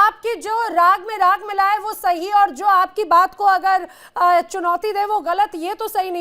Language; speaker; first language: Hindi; native; Hindi